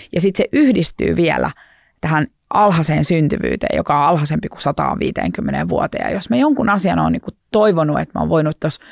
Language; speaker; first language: Finnish; native; Finnish